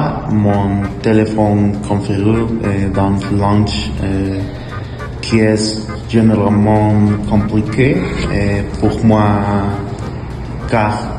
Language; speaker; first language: French; non-native, learner; Spanish